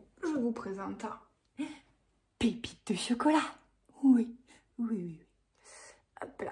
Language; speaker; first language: French; native; French